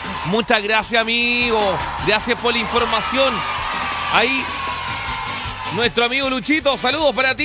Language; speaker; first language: Spanish; native; Spanish